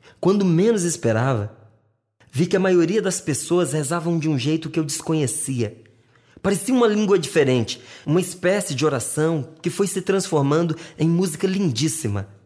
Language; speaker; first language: Portuguese; native; Portuguese